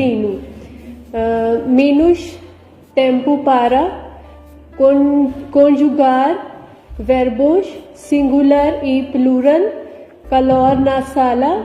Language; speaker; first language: Portuguese; non-native, learner; Urdu